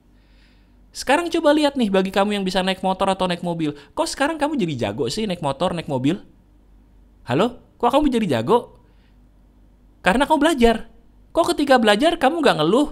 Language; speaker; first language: Indonesian; native; Indonesian